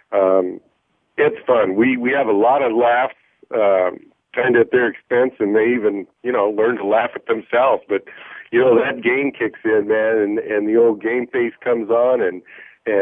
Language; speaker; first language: English; native; English